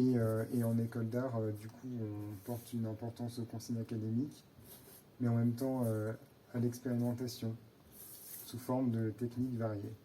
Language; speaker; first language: French; native; French